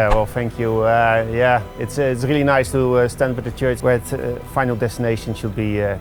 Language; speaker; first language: English; non-native, fluent; Swedish